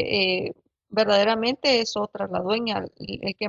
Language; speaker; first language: Spanish; native; Spanish